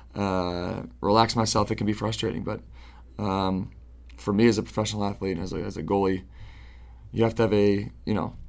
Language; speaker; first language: English; native; English